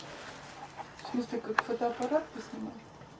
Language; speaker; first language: Russian; native; Russian